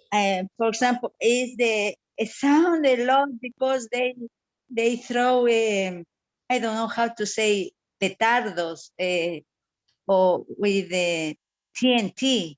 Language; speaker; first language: English; non-native, learner; Spanish